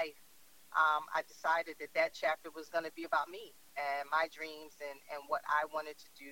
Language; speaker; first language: English; native; English